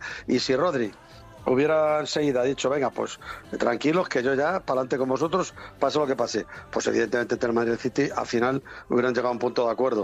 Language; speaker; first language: Spanish; native; Spanish